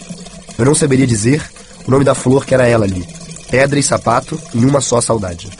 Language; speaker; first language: Portuguese; native; Portuguese